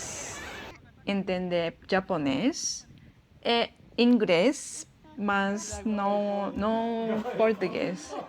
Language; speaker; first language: Portuguese; non-native, learner; Japanese